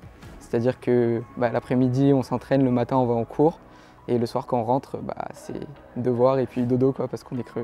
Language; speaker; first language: French; native; French